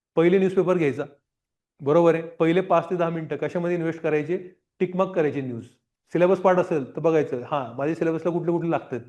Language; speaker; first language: Marathi; non-native, local second language; Gujarati